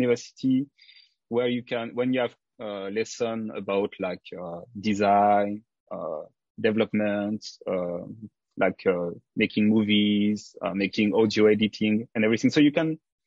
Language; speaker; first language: English; non-native, fluent; French